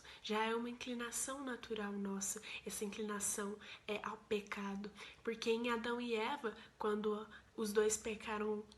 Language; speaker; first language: Portuguese; native; Portuguese